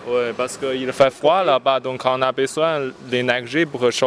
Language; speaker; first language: French; non-native, learner; Chinese